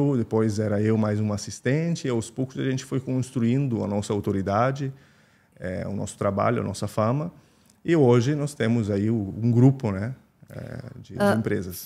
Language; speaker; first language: Portuguese; non-native, fluent; Italian